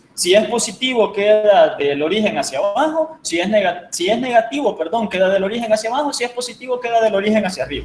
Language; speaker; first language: Spanish; native; Spanish